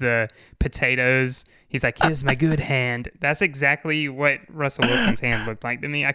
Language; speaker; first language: English; native; English